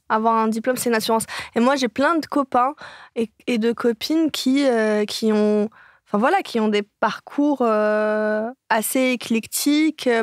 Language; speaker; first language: French; non-native, local second language; Arabic